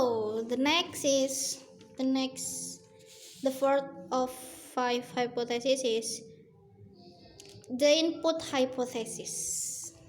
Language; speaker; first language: English; non-native, learner; Indonesian